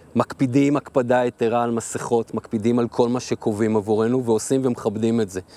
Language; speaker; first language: Hebrew; native; Hebrew